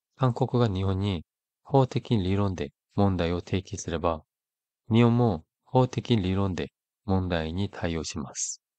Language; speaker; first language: Japanese; non-native, fluent; Korean